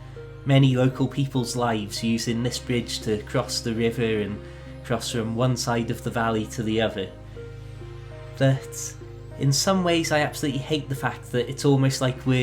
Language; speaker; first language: English; native; English